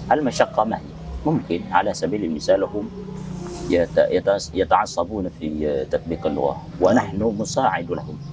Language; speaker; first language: Arabic; non-native, fluent; Indonesian